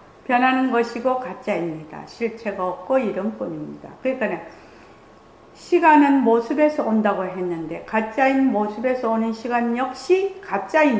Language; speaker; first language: Korean; native; Korean